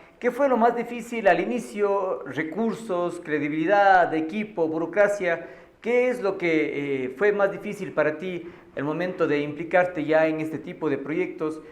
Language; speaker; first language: Spanish; native; Spanish